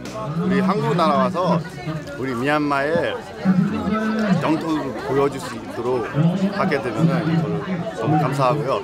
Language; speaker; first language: Korean; non-native, fluent; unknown